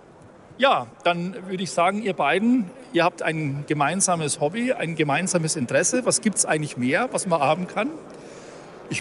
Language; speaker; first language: German; native; German